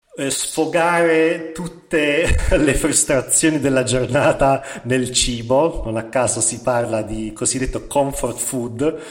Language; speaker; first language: Italian; native; Italian